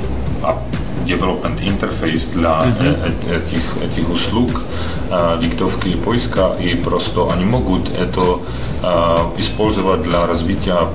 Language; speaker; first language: Russian; non-native, fluent; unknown